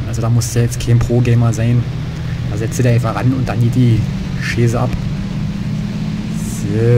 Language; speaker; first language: German; native; German